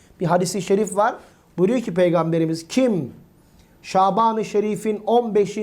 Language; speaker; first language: Turkish; native; Turkish